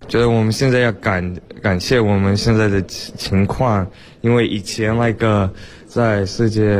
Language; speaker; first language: Chinese; early bilingual, heritage; Chinese